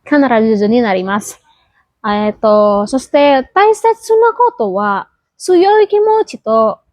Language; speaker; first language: Japanese; non-native, learner; Indonesian